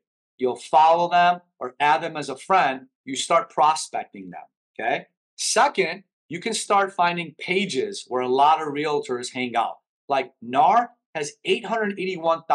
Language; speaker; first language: English; early bilingual, other home language; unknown